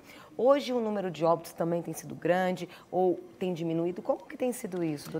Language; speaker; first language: Portuguese; native; Portuguese